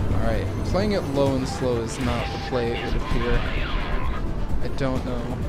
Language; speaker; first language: English; native; English